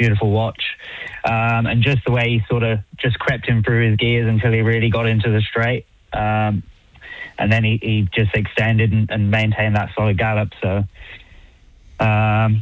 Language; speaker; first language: English; native; English